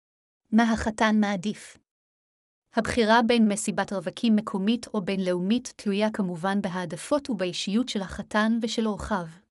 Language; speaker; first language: Hebrew; native; Hebrew